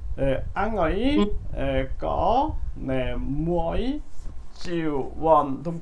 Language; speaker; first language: Vietnamese; non-native, learner; Korean